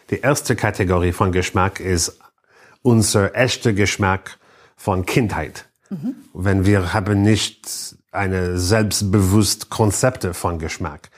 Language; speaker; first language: German; non-native, learner; English